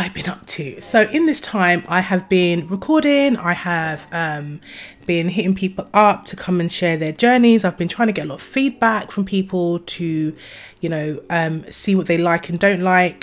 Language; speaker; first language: English; native; English